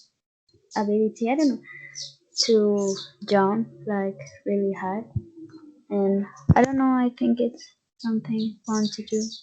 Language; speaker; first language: English; non-native, fluent; Spanish